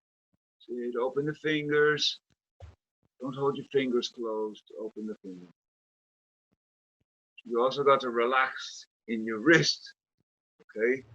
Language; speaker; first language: English; native; English